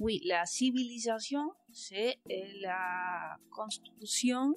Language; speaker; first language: French; non-native, learner; Spanish